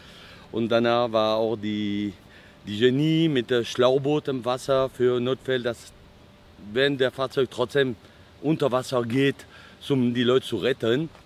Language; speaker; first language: German; non-native, fluent; French